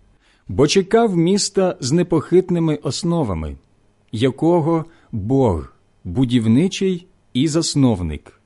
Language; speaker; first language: Ukrainian; native; Ukrainian